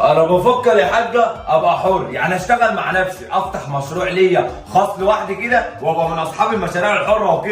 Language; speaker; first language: Arabic; native; Arabic